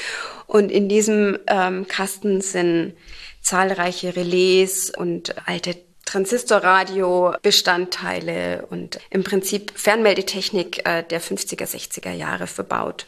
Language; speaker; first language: German; native; German